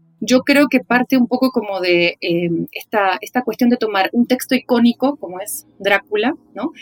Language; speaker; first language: Spanish; native; Spanish